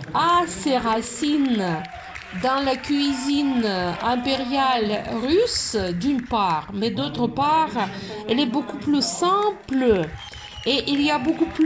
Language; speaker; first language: French; non-native, fluent; Russian